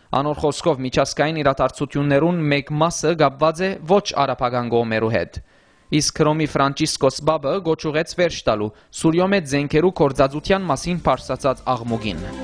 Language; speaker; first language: Armenian; early bilingual, heritage; Armenian